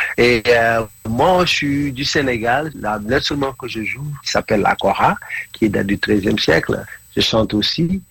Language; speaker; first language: French; non-native, local second language; Mandingo